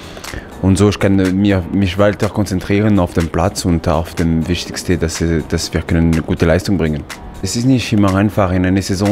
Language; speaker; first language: German; non-native, fluent; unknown